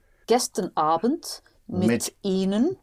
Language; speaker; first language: German; non-native, learner; English